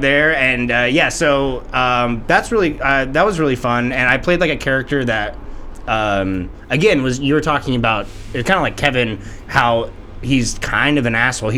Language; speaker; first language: English; native; English